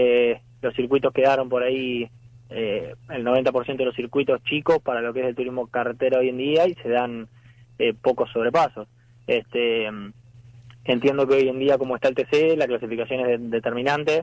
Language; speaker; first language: Spanish; native; Spanish